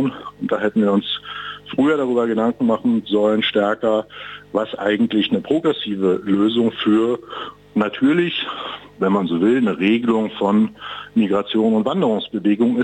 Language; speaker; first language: German; native; German